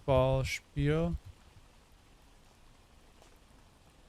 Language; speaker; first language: German; non-native, learner; English